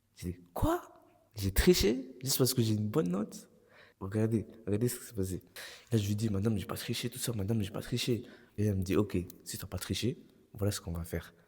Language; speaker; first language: French; early bilingual, other home language; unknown